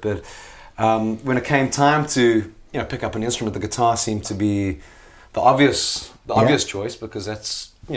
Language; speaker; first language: English; native; English